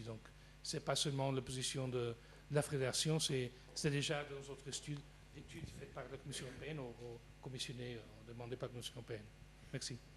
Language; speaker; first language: French; non-native, fluent; Portuguese